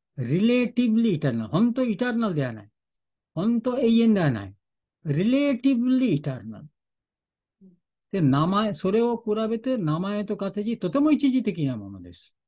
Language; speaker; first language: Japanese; non-native, fluent; Bangla